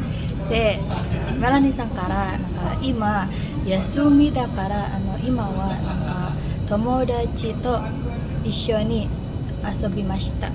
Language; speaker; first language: Japanese; non-native, learner; Indonesian